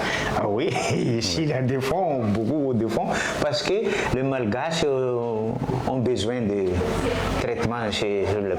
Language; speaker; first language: French; non-native, local second language; Malagasy